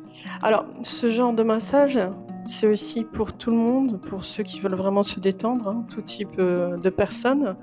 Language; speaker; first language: French; native; French